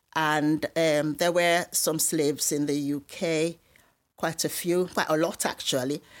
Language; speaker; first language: English; non-native, local second language; Krio